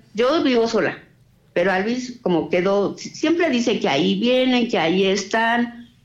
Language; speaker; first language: Spanish; native; Spanish